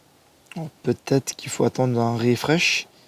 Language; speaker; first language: French; native; French